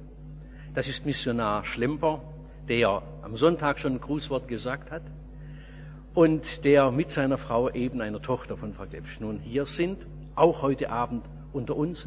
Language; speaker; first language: German; native; German